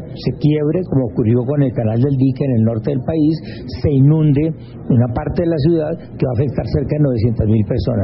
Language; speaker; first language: Spanish; native; Spanish